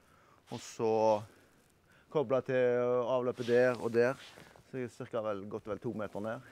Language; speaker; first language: Norwegian; native; Norwegian